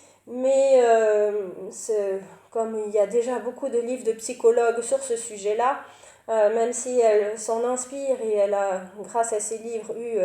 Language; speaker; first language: French; native; French